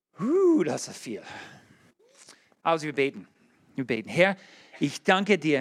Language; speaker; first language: German; non-native, learner; English